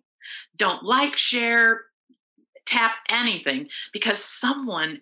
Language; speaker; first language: English; native; English